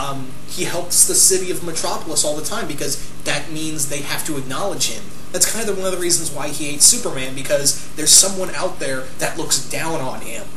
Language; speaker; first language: English; native; English